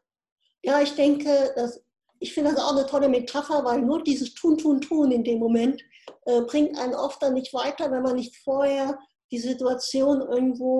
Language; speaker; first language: German; native; German